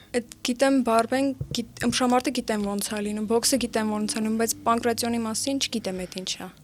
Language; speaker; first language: Armenian; native; Armenian